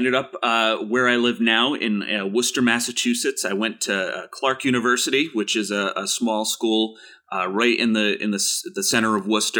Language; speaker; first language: English; native; English